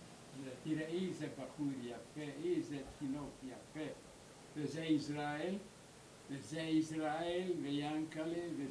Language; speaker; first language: Hebrew; non-native, learner; German